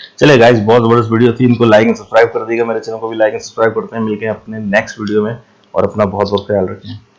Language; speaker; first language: Urdu; non-native, fluent; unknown